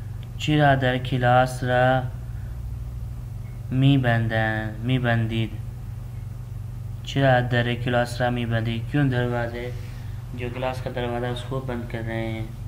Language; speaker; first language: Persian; non-native, fluent; Urdu